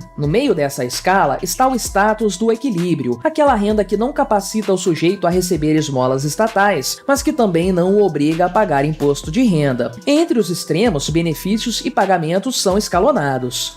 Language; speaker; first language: Portuguese; native; Portuguese